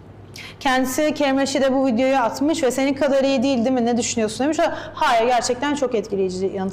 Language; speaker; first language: Turkish; native; Turkish